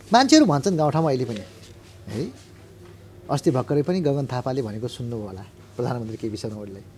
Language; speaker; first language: Nepali; native; Nepali